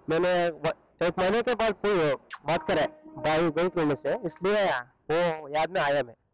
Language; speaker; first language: Hindi; non-native, local second language; Telugu